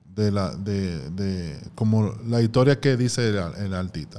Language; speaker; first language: Spanish; early bilingual, heritage; Spanish